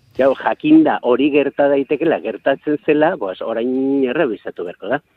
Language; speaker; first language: Basque; native; Basque